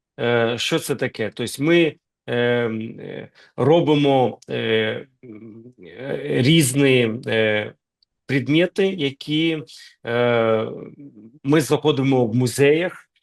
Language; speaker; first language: Ukrainian; non-native, local second language; Russian